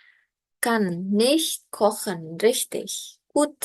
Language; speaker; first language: German; non-native, learner; Indonesian